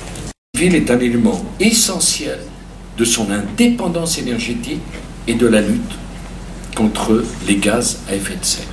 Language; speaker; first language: French; native; French